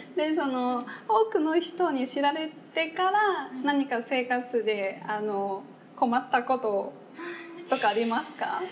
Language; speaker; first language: Japanese; non-native, fluent; Vietnamese